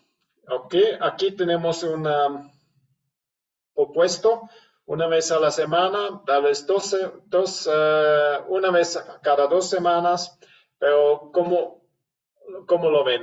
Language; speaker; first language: Spanish; non-native, fluent; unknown